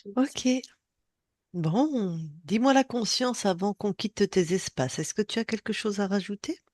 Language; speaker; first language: French; native; French